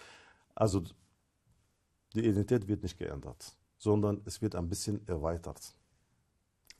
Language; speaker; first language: German; non-native, fluent; Arabic